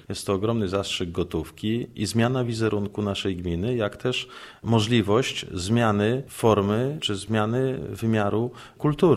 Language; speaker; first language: Polish; native; Polish